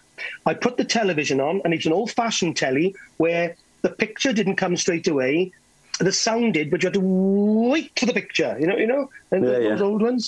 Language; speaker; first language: English; native; English